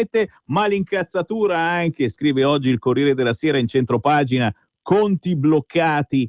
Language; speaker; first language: Italian; native; Italian